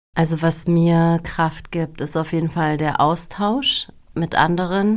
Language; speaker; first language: German; non-native, learner; Kurdish